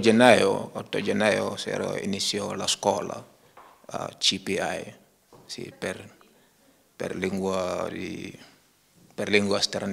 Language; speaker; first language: Italian; non-native, learner; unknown